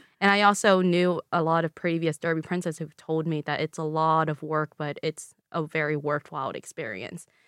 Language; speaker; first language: English; early bilingual, other home language; Vietnamese